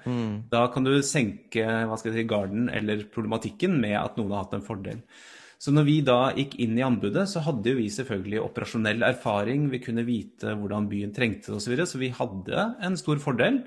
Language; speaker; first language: Norwegian; native; Norwegian